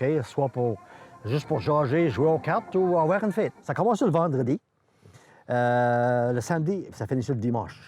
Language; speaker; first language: French; native; French